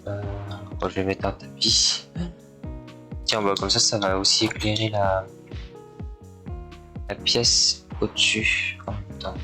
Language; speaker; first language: French; native; French